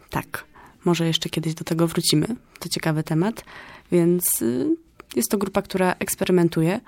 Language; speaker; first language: Polish; native; Polish